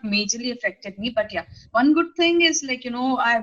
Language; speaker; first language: English; non-native, local second language; Telugu